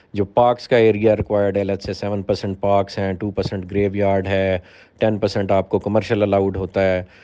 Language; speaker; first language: Urdu; native; Urdu